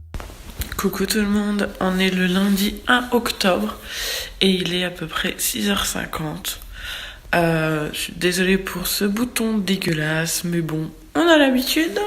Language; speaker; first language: French; native; French